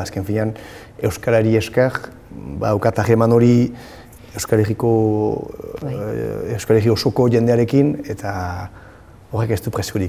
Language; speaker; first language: Basque; non-native, local second language; French